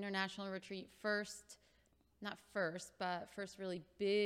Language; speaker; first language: English; native; English